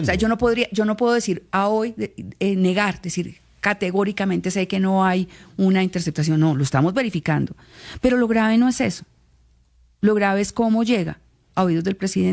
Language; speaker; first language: Spanish; native; Spanish